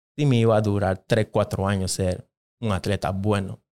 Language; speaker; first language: Spanish; non-native, local second language; Jamaican Creole English